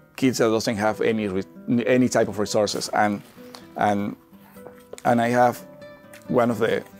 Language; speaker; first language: English; non-native, fluent; Spanish